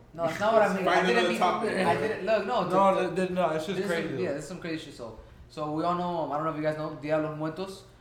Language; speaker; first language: English; early bilingual, heritage; Spanish